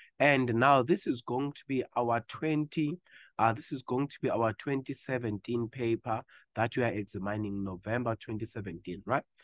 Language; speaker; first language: English; non-native, local second language; Zulu